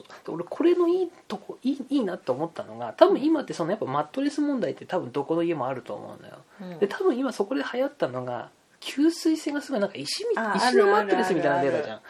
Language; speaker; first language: Japanese; native; Japanese